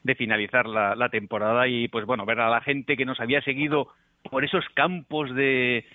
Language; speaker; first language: Spanish; native; Spanish